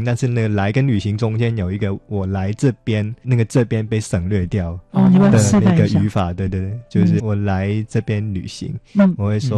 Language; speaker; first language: Chinese; non-native, local second language; Cantonese